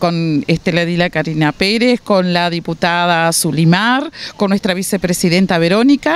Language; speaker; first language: Spanish; native; Spanish